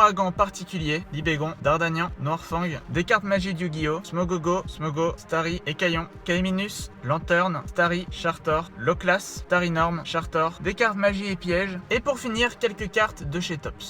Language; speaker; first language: French; native; French